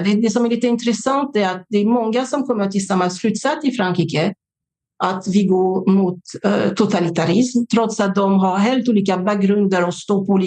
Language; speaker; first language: Swedish; non-native, fluent; French